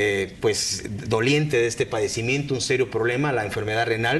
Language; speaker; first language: Spanish; native; Spanish